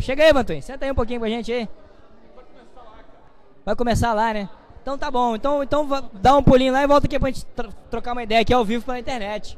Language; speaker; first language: Portuguese; native; Portuguese